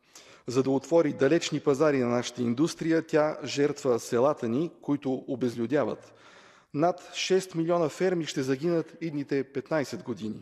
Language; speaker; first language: Bulgarian; native; Bulgarian